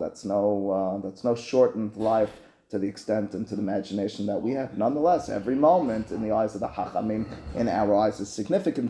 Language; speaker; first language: English; native; English